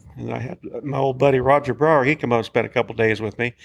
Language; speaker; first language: English; native; English